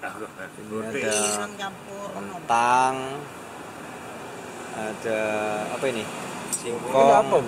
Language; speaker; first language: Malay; non-native, local second language; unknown